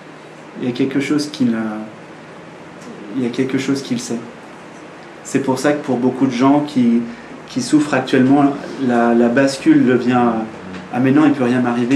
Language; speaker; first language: French; native; French